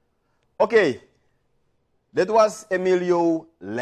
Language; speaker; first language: Dutch; native; Dutch